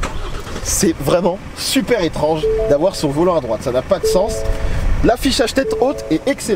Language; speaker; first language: French; native; French